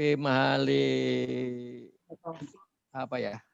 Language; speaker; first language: Arabic; non-native, learner; Indonesian